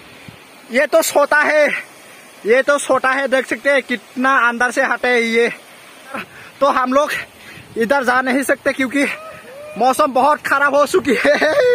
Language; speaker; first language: Hindi; non-native, local second language; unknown